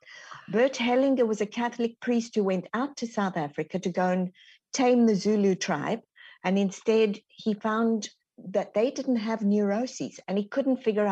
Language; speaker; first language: English; native; English